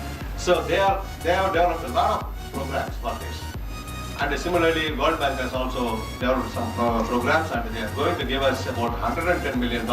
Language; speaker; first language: English; non-native, local second language; Tamil